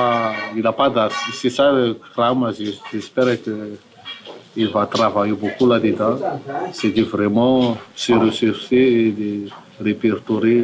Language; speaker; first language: French; non-native, local second language; Malagasy